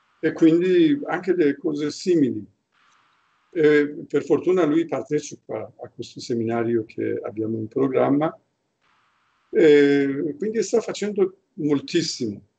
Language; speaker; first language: Italian; non-native, fluent; Persian